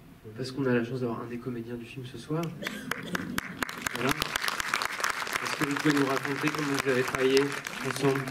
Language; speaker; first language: French; native; French